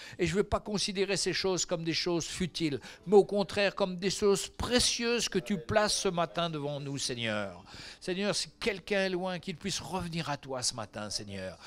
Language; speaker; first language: French; native; French